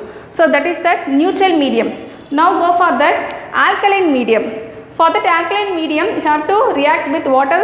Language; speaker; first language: English; non-native, local second language; Tamil